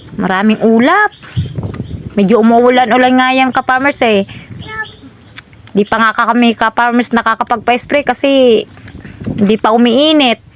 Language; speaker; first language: Filipino; non-native, local second language; Bikol